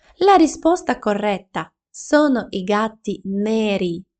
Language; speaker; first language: Italian; non-native, fluent; Ukrainian